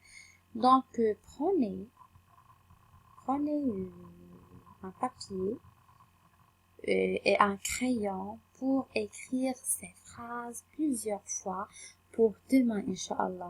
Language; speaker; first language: French; non-native, local second language; Arabic